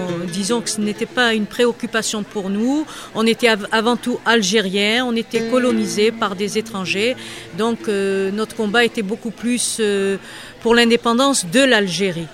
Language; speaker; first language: French; non-native, local second language; Kabyle